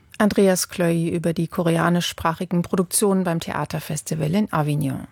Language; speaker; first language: German; native; German